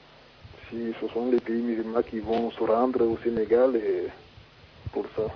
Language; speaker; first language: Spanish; non-native, learner; Wolof